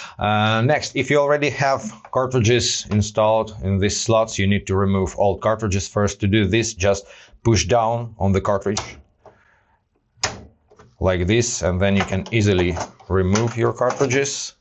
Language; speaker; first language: English; non-native, fluent; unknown